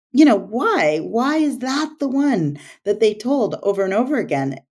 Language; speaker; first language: English; native; English